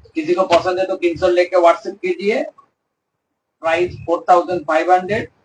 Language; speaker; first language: Hindi; non-native, local second language; Bangla